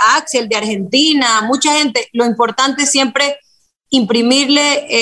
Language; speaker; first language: Spanish; native; Spanish